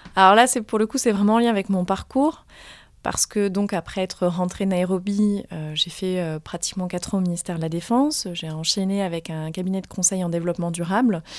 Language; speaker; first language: French; native; French